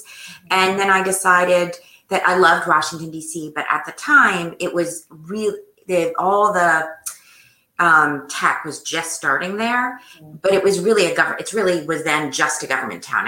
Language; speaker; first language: English; native; English